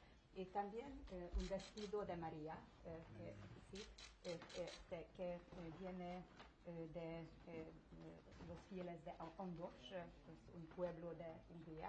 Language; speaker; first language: Spanish; non-native, fluent; Hungarian